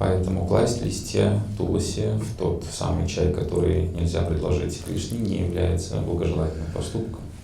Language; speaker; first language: Russian; native; Russian